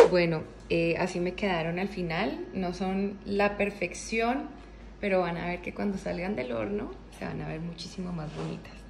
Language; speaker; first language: Spanish; native; Spanish